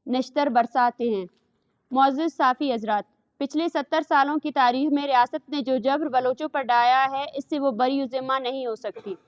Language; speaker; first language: Urdu; non-native, local second language; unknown